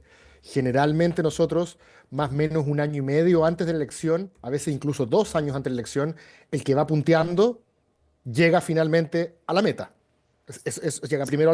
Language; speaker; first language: Spanish; native; Spanish